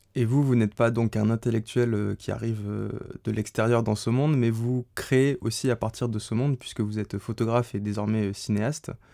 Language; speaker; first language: French; native; French